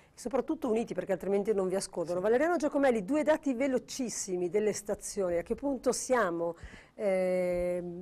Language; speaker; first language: Italian; native; Italian